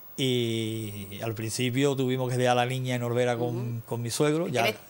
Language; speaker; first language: Spanish; native; Spanish